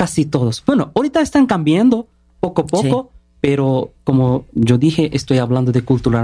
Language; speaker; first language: Spanish; non-native, learner; Bangla